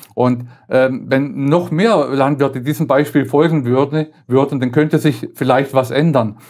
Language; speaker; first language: German; native; German